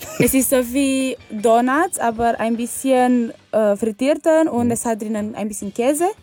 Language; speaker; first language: German; non-native, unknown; Romanian